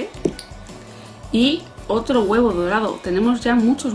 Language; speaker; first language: Spanish; native; Spanish